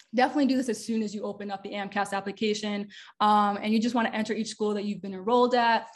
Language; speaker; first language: English; native; English